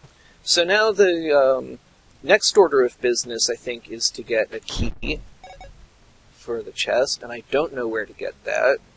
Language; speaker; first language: English; native; English